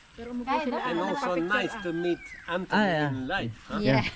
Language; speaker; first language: English; non-native, learner; Dutch